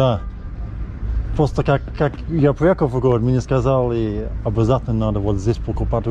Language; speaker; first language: Russian; non-native, learner; English